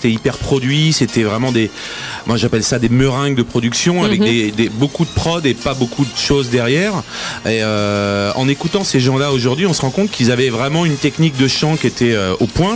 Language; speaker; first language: French; native; French